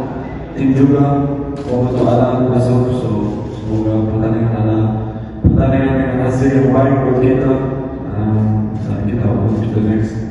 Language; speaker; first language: Indonesian; non-native, fluent; Portuguese